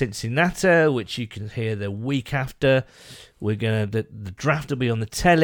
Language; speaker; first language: English; native; English